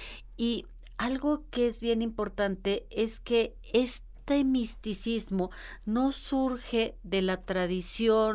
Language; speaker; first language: Spanish; native; Spanish